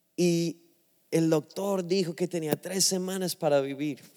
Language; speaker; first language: Spanish; non-native, fluent; English